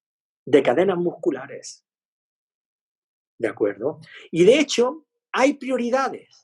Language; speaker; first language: Spanish; native; Spanish